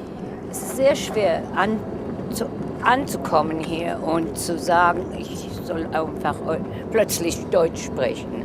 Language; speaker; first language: German; early bilingual, heritage; German